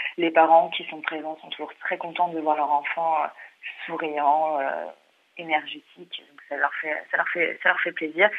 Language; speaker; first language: French; native; French